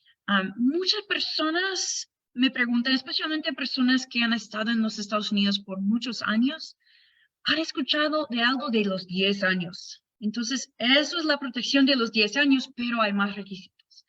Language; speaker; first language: Spanish; non-native, fluent; English